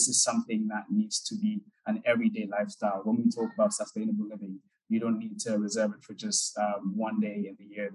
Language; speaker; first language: English; non-native, local second language; Akan